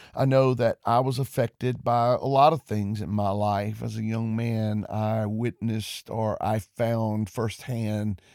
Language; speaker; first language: English; native; English